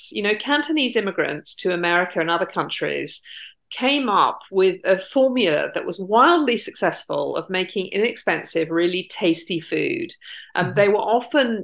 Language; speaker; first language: English; native; English